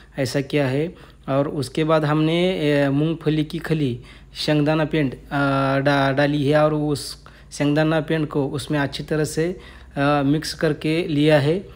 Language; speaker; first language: Hindi; non-native, local second language; Marathi